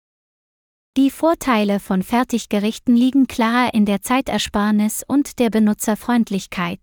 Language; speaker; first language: German; non-native, learner; Vietnamese